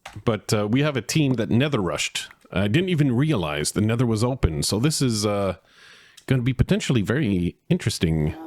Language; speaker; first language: English; native; English